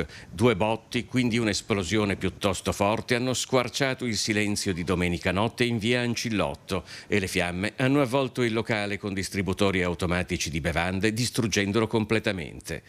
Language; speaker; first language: Italian; native; Italian